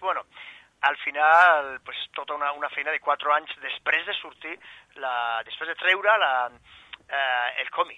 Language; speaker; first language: Catalan; non-native, fluent; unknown